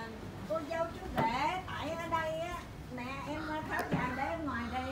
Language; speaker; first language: Vietnamese; non-native, local second language; Western Cham